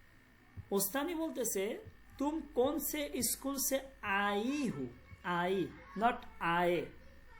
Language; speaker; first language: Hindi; non-native, fluent; Bangla